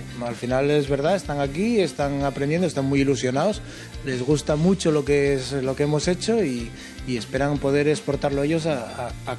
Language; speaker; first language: Spanish; native; Spanish